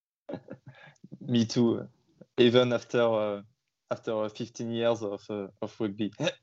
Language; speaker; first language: English; non-native, learner; French